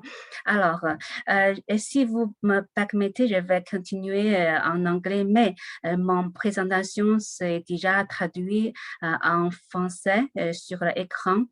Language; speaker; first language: French; non-native, learner; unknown